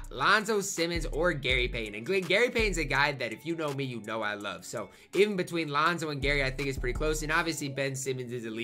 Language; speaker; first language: English; native; English